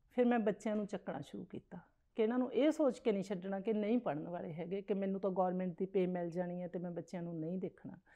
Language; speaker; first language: Punjabi; native; Punjabi